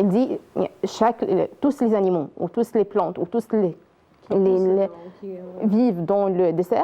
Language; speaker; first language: French; non-native, learner; Arabic